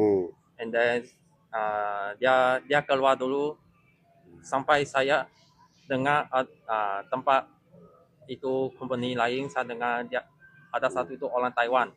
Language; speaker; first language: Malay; non-native, local second language; Chinese